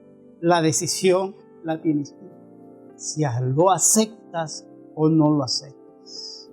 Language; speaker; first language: Spanish; native; Spanish